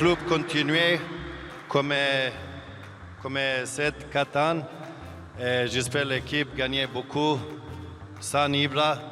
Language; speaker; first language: French; non-native, learner; Swedish